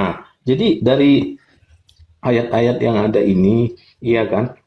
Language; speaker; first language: Indonesian; native; Indonesian